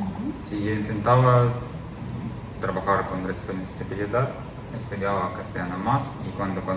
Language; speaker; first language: Spanish; non-native, learner; Ukrainian